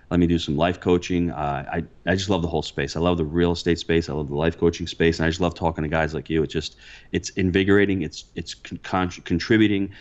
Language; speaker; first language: English; early bilingual, other home language; Italian